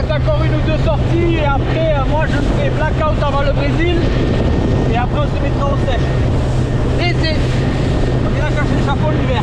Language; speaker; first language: French; native; French